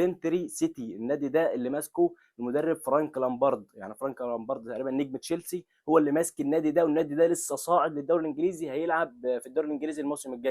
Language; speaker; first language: Arabic; native; Arabic